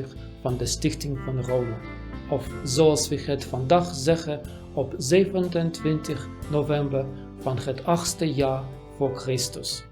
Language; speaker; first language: Dutch; non-native, learner; Russian